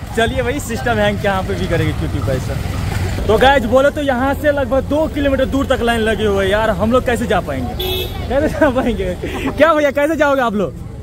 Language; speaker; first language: Hindi; native; Hindi